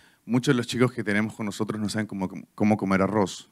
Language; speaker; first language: Spanish; native; Spanish